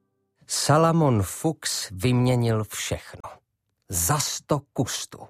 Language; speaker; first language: Czech; native; Czech